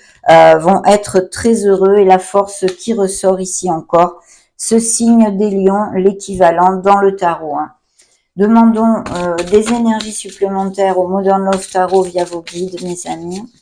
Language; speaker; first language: French; native; French